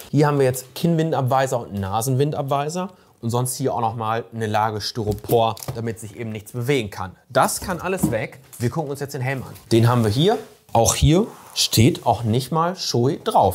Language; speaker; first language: German; native; German